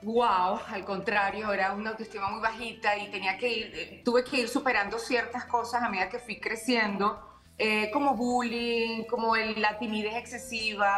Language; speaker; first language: Spanish; native; Spanish